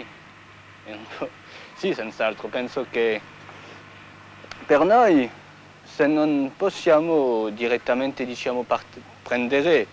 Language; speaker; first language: Italian; non-native, fluent; French